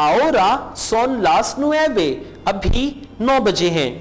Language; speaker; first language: Spanish; non-native, fluent; Urdu